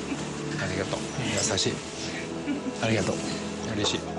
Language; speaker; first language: Japanese; non-native, fluent; English